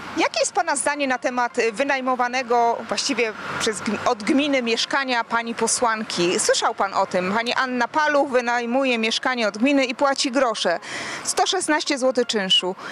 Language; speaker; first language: Polish; native; Polish